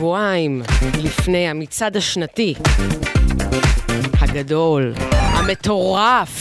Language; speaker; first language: Hebrew; native; Hebrew